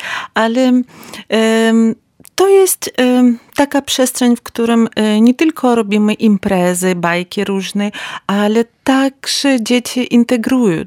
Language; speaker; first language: Polish; non-native, learner; Ukrainian